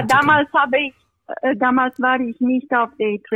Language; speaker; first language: German; non-native, fluent; Romanian